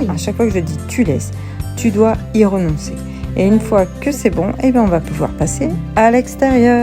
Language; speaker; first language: French; native; French